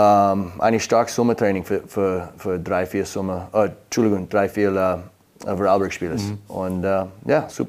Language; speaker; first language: German; non-native, learner; English